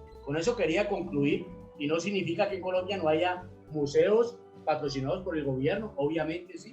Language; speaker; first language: Spanish; native; Spanish